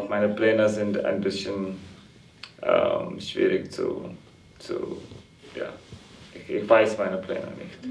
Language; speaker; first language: German; non-native, fluent; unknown